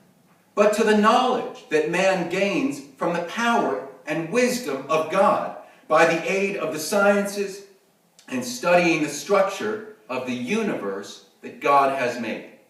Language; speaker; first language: English; native; English